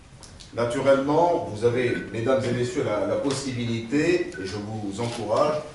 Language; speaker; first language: French; native; French